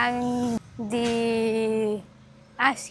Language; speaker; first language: Indonesian; early bilingual, heritage; Indonesian